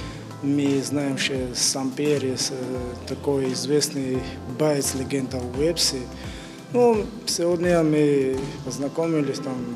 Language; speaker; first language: Ukrainian; non-native, learner; Georgian